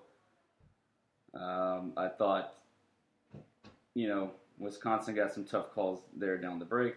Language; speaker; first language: English; native; English